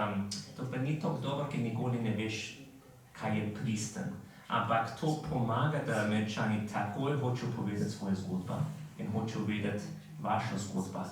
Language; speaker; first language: Slovenian; non-native, fluent; English